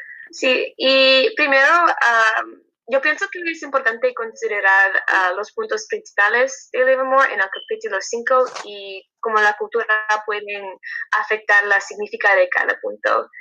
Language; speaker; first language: Spanish; non-native, learner; English